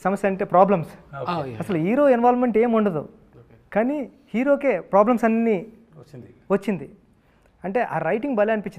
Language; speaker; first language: Telugu; native; Telugu